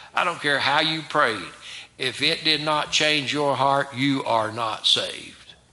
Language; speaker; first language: English; native; English